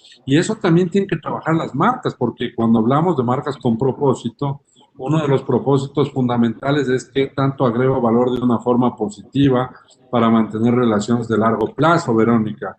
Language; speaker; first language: Spanish; native; Spanish